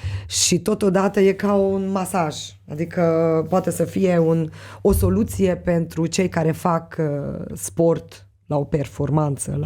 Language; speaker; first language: Romanian; non-native, local second language; Hungarian